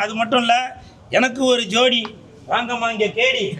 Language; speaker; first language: Tamil; native; Tamil